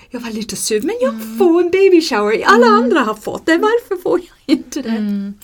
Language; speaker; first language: Swedish; non-native, fluent; English